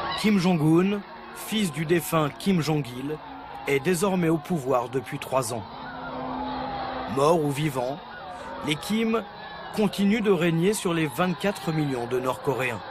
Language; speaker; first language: French; native; French